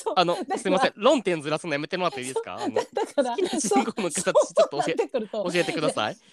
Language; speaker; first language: Japanese; native; Japanese